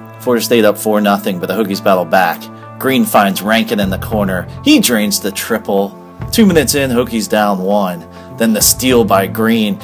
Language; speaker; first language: English; native; English